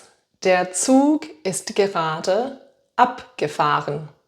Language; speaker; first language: German; non-native, fluent; English